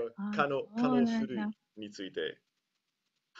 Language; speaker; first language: Japanese; non-native, learner; Italian